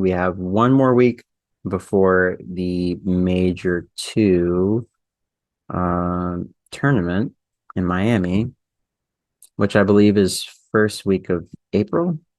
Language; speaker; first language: English; native; English